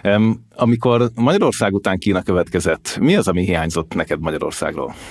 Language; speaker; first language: Hungarian; native; Hungarian